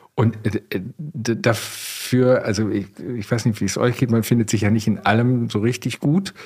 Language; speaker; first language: German; native; German